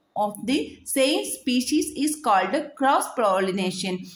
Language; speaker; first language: English; non-native, local second language; Malayalam